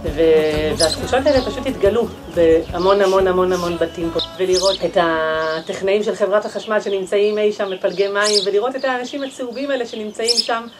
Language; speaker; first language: Hebrew; native; Hebrew